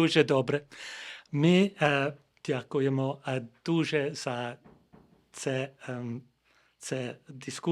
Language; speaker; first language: Ukrainian; non-native, fluent; English